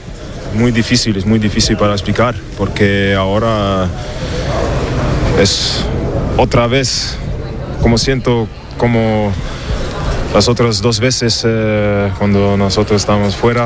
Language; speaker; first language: Spanish; non-native, learner; German